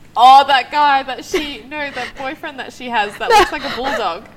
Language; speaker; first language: English; native; English